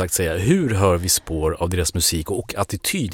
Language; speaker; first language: Swedish; native; Swedish